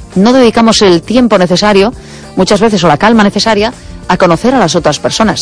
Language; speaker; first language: Spanish; native; Spanish